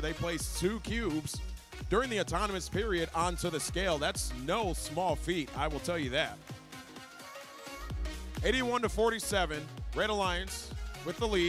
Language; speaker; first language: English; native; English